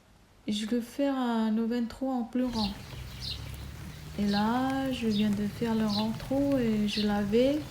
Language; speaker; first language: French; non-native, learner; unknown